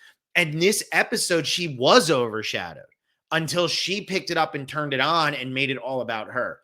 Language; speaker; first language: English; native; English